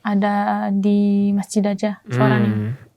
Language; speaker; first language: Indonesian; non-native, learner; German